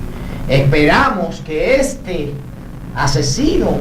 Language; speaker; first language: Spanish; native; Spanish